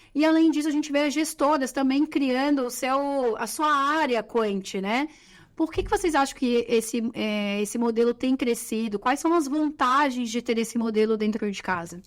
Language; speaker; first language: Portuguese; native; Portuguese